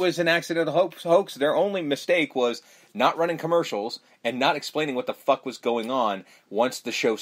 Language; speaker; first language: English; native; English